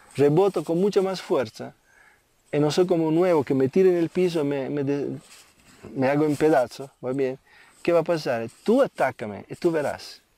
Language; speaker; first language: Spanish; non-native, fluent; Italian